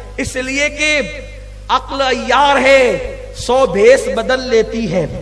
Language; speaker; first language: Urdu; native; Urdu